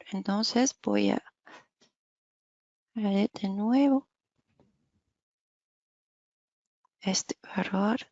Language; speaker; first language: Spanish; non-native, fluent; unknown